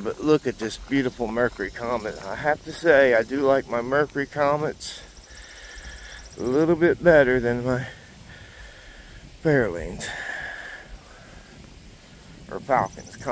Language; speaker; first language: English; native; English